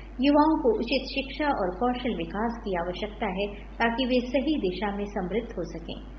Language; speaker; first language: Hindi; native; Hindi